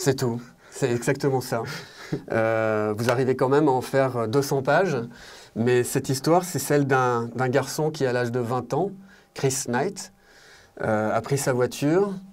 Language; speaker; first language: French; native; French